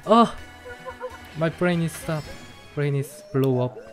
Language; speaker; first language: English; non-native, learner; Korean